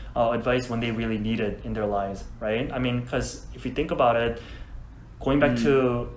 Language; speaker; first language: English; non-native, fluent; Korean